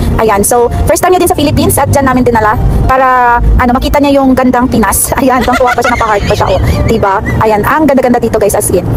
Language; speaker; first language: Filipino; non-native, local second language; Cebuano